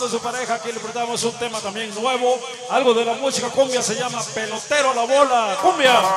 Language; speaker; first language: Spanish; native; Spanish